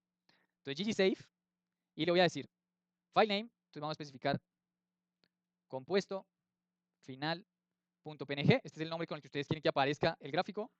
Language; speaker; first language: Spanish; native; Spanish